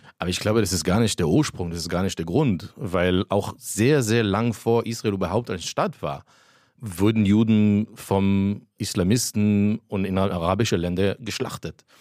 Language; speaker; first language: German; non-native, fluent; Hebrew